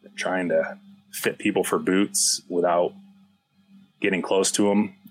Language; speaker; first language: English; native; English